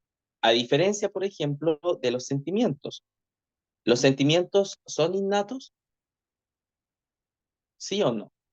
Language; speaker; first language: Spanish; native; Spanish